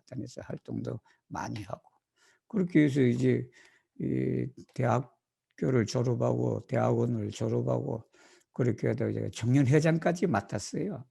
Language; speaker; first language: Korean; native; Korean